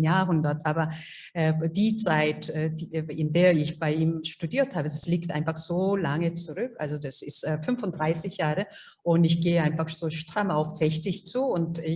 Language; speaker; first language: German; non-native, fluent; Korean